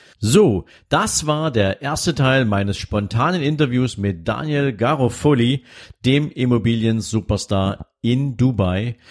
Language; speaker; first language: German; native; German